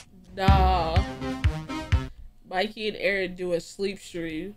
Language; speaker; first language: English; native; English